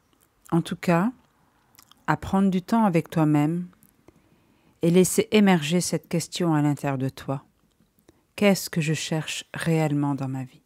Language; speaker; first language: French; native; French